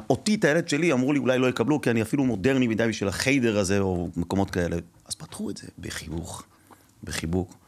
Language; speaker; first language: Hebrew; early bilingual, other home language; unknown